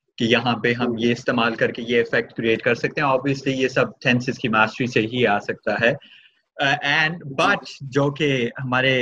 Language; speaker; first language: Urdu; native; Urdu